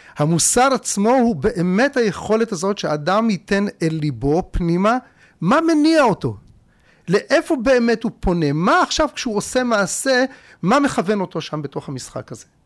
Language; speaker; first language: Hebrew; early bilingual, other home language; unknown